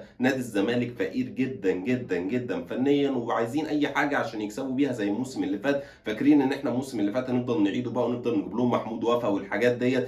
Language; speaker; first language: Arabic; native; Arabic